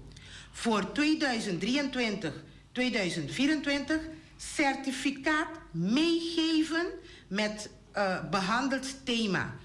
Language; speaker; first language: Dutch; non-native, local second language; Papiamento